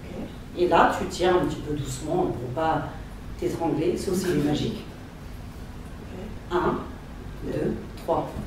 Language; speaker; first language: French; native; French